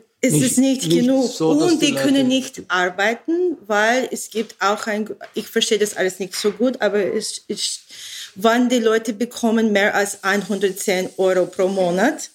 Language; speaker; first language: German; non-native, learner; English